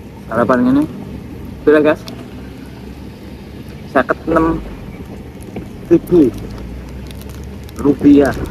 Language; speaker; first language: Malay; non-native, local second language; Javanese